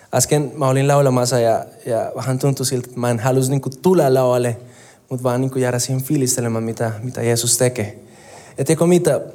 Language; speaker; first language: Finnish; non-native, fluent; Spanish